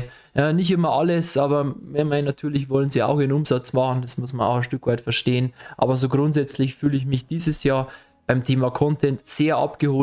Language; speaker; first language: German; native; German